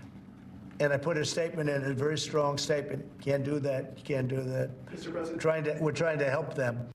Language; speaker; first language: English; native; English